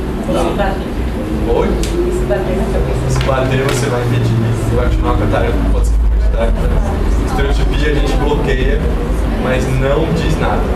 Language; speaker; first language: Portuguese; native; Portuguese